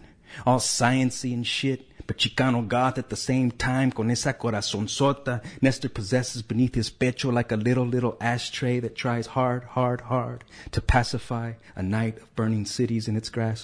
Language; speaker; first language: English; native; English